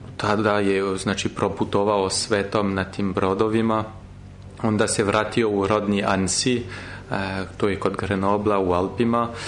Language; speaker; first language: Serbian; non-native, fluent; French